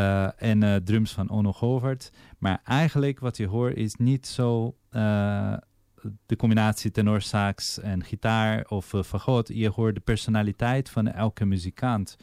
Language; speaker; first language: Dutch; non-native, fluent; Portuguese